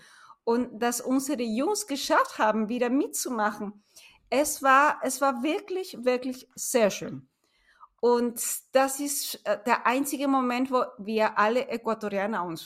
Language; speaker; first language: German; non-native, fluent; Spanish